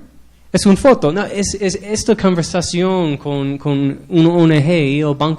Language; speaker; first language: Spanish; non-native, learner; English